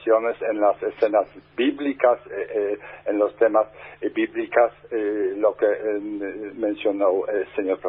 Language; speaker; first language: Spanish; non-native, fluent; Polish